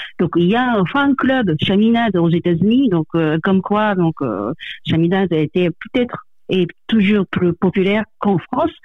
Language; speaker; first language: French; non-native, fluent; Japanese